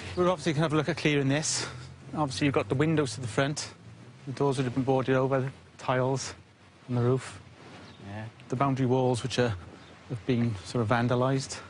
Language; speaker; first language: English; native; English